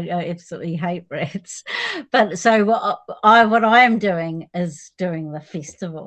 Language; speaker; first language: English; native; English